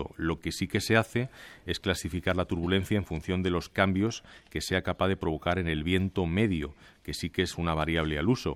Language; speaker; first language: Spanish; native; Spanish